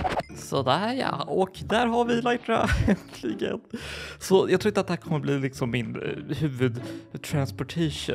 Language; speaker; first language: Swedish; native; Swedish